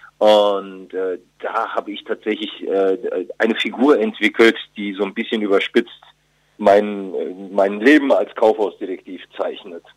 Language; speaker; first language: German; early bilingual, other home language; Turkish